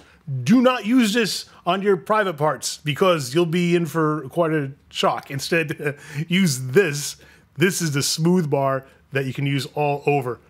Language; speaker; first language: English; native; English